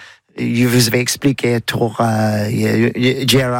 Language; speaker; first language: French; non-native, learner; English